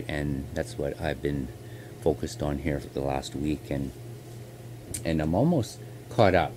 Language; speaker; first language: English; native; English